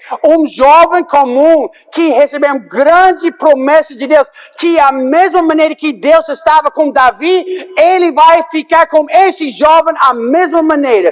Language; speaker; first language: Portuguese; non-native, fluent; English